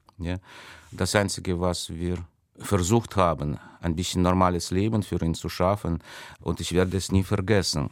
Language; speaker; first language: German; non-native, fluent; Russian